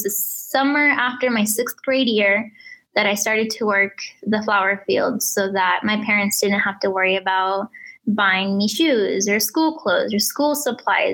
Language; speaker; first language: English; early bilingual, other home language; Spanish